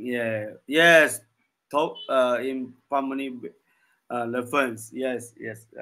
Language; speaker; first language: English; non-native, learner; Chinese